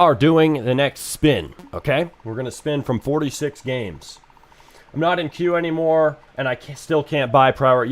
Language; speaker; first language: English; native; English